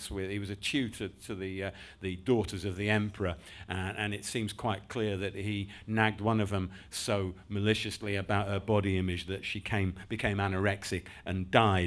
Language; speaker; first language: English; native; English